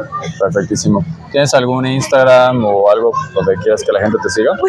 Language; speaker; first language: Spanish; native; Spanish